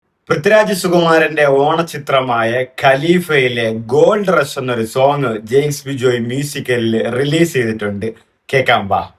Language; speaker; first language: Malayalam; native; Malayalam